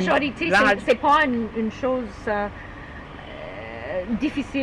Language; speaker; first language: French; non-native, learner; English